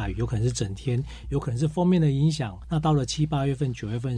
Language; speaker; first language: Chinese; native; Chinese